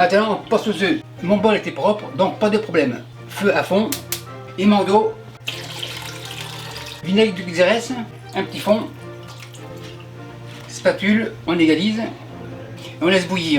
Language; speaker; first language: French; native; French